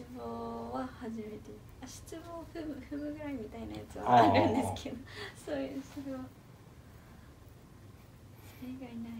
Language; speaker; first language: Japanese; early bilingual, other home language; Portuguese